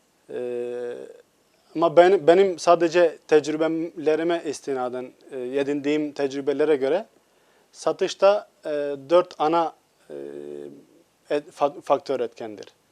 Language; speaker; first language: Turkish; non-native, fluent; Albanian